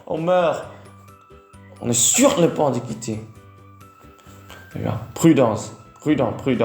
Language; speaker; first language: French; non-native, learner; Vietnamese